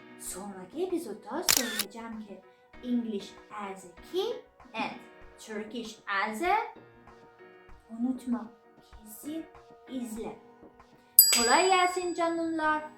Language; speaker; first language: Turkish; non-native, fluent; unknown